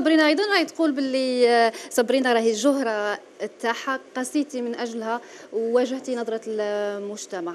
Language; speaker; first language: Arabic; native; Arabic